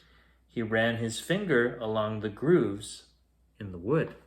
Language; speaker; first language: English; native; English